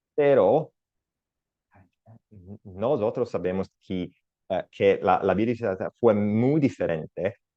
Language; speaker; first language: Spanish; non-native, learner; Italian